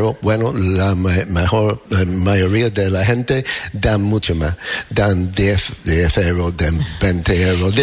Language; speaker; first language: Spanish; non-native, learner; English